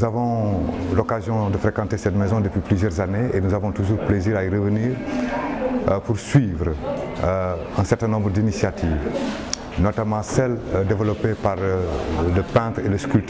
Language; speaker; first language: French; non-native, local second language; Wolof